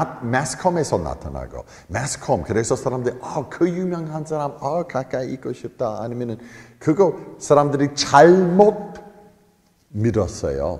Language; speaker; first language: Korean; non-native, fluent; English